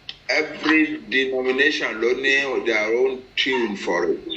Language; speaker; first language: English; non-native, local second language; Yoruba